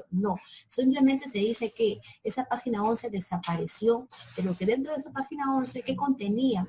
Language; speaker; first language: Spanish; native; Spanish